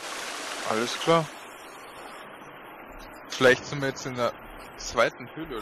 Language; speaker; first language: German; native; German